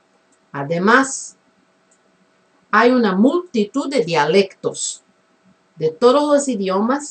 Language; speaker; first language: Spanish; non-native, fluent; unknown